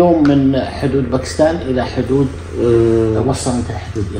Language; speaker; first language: Arabic; native; Arabic